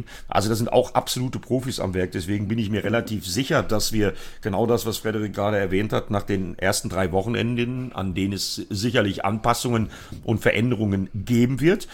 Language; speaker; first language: German; native; German